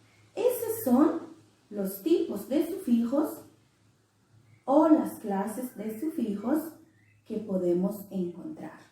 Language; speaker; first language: Spanish; non-native, local second language; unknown